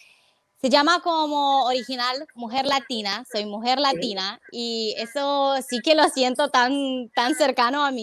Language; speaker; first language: Spanish; non-native, fluent; Romanian